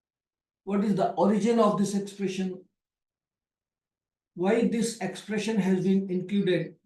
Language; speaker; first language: English; non-native, local second language; Hindi